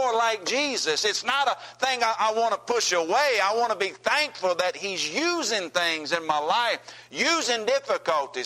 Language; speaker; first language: English; native; English